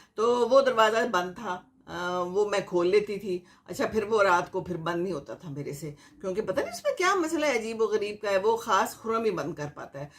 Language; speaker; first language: Urdu; native; Urdu